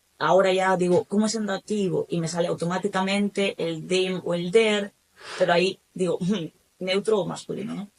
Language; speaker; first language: Spanish; native; Spanish